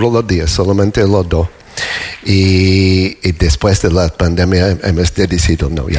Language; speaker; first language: Spanish; non-native, fluent; English